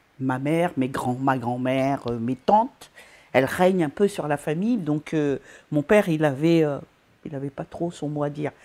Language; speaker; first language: French; non-native, local second language; Malagasy